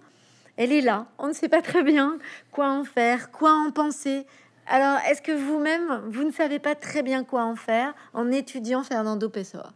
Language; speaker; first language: French; native; French